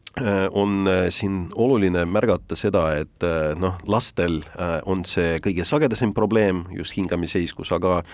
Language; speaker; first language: Estonian; non-native, local second language; Russian